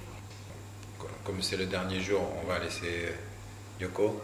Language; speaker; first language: French; native; French